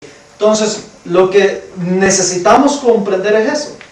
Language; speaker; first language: Spanish; native; Spanish